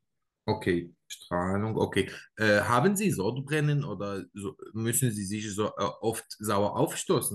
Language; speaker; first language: German; non-native, learner; Arabic